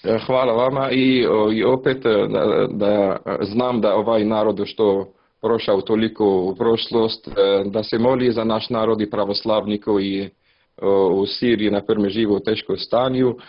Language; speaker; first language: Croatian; non-native, learner; Arabic